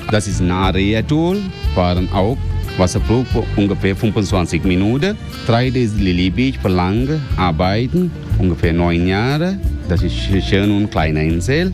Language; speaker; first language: German; non-native, learner; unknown